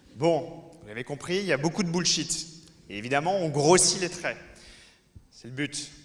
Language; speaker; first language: French; native; French